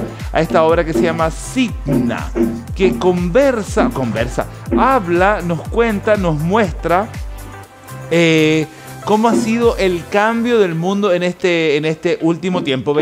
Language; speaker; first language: Spanish; native; Spanish